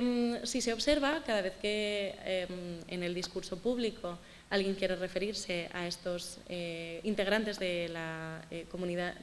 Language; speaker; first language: Spanish; native; Spanish